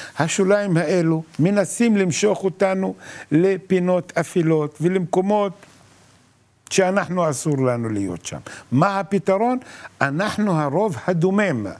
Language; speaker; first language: Hebrew; non-native, local second language; Arabic